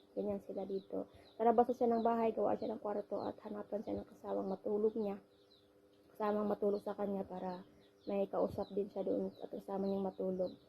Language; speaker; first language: Filipino; native; Filipino